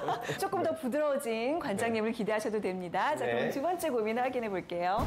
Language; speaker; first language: Korean; native; Korean